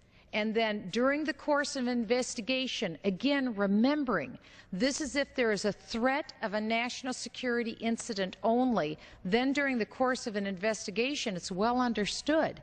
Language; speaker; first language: English; native; English